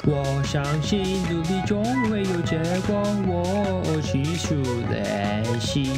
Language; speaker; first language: Chinese; non-native, learner; Korean